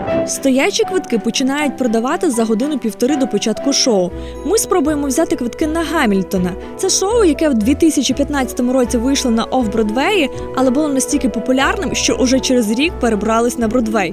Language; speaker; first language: Ukrainian; native; Ukrainian